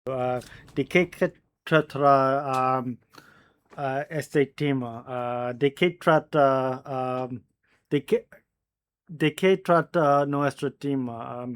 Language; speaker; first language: Spanish; non-native, learner; English